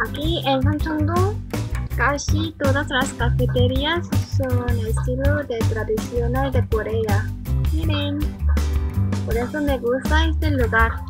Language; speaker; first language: Spanish; non-native, learner; Korean